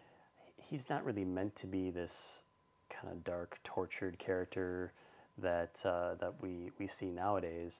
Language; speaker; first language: English; native; English